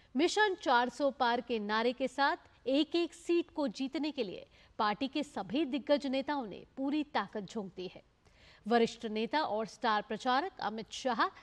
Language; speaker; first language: Hindi; native; Hindi